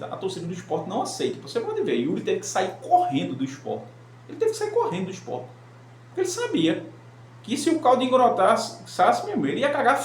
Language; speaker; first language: Portuguese; native; Portuguese